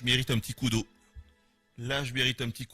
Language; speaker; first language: French; native; French